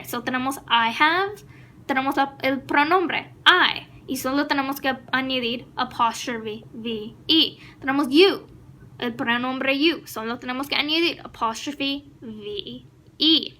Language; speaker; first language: Spanish; non-native, fluent; English